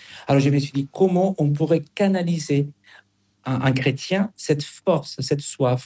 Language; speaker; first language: French; non-native, fluent; Spanish